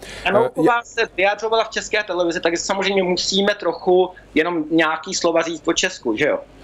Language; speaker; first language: Czech; early bilingual, heritage; Czech